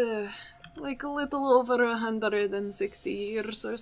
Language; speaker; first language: English; native; English